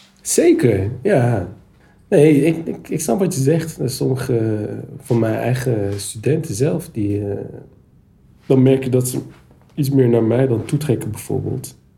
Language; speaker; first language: Dutch; early bilingual, other home language; Turkish